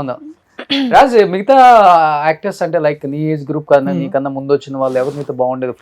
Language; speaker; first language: Telugu; native; Telugu